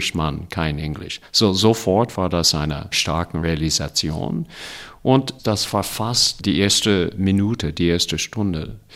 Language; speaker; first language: German; non-native, fluent; English